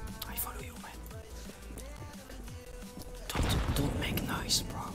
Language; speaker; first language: English; non-native, learner; French